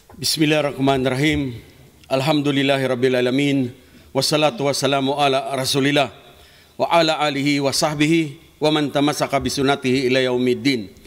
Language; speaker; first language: Filipino; non-native, local second language; Hiligaynon